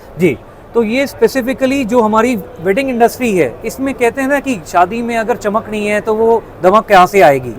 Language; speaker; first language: Hindi; native; Hindi